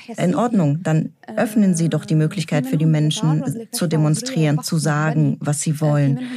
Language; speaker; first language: German; non-native, fluent; Arabic